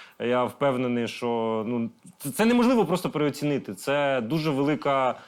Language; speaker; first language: Ukrainian; non-native, local second language; Russian